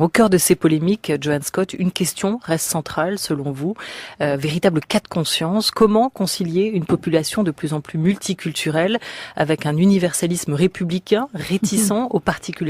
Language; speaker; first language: French; native; French